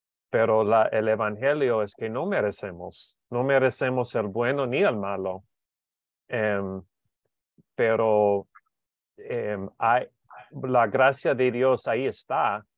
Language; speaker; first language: Spanish; non-native, learner; English